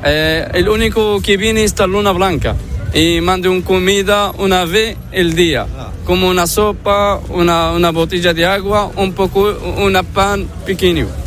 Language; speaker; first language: Spanish; non-native, learner; Arabic